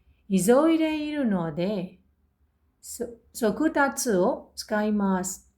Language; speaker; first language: Japanese; non-native, fluent; Burmese